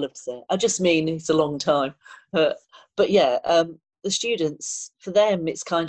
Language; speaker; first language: English; native; English